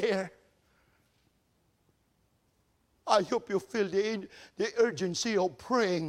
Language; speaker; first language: English; non-native, local second language; Cebuano